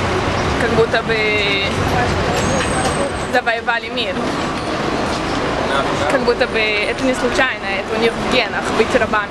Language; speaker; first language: Russian; early bilingual, heritage; Russian